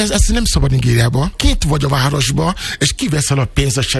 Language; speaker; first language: Hungarian; non-native, fluent; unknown